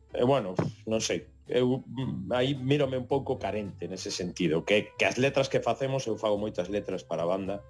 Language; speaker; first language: Galician; native; Galician